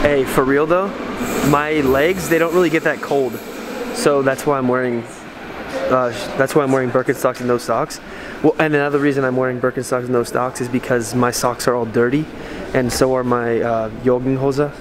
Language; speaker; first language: English; native; English